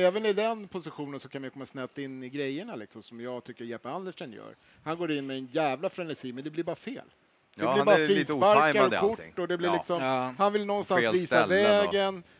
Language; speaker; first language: Swedish; native; Swedish